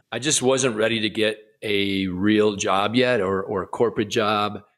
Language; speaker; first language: English; native; English